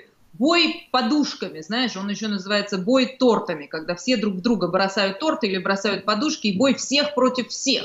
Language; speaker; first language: Russian; native; Russian